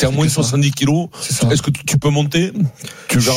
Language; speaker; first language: French; native; French